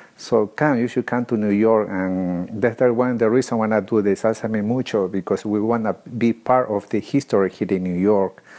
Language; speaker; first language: English; non-native, learner; Spanish